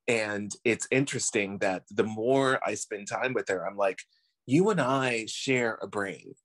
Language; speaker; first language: English; native; English